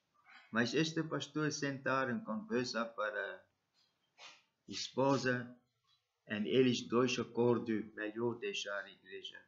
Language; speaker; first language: Portuguese; non-native, learner; English